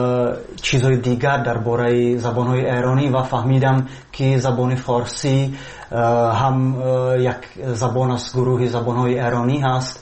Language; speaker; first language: Persian; non-native, fluent; Czech